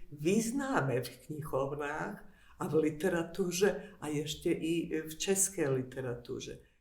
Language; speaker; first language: Czech; non-native, fluent; Bosnian